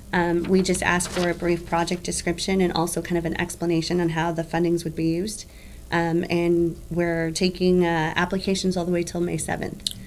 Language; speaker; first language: English; native; English